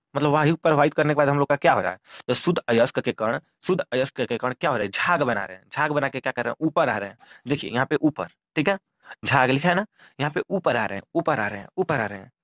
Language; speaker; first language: Hindi; native; Hindi